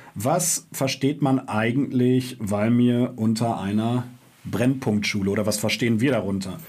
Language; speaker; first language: German; native; German